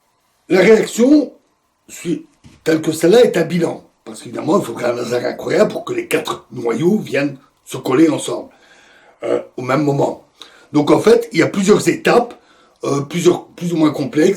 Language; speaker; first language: French; native; French